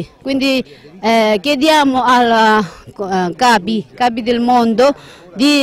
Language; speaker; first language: Italian; non-native, learner; Tibetan